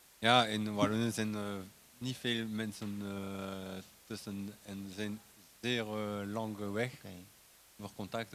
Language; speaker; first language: Dutch; non-native, local second language; French